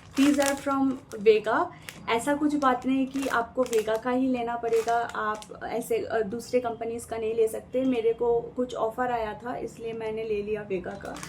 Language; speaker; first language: Hindi; non-native, local second language; Bangla